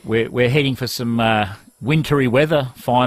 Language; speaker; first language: English; native; English